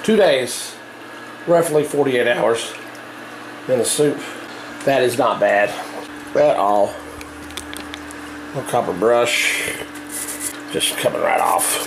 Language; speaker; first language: English; native; English